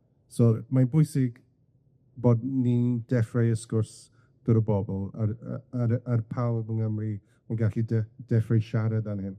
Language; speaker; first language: Welsh; non-native, fluent; English